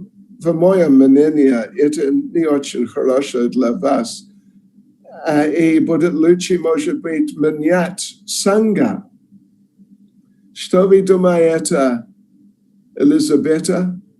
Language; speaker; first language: Russian; non-native, learner; English